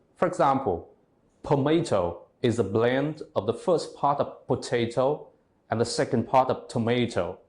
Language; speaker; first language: English; non-native, fluent; Vietnamese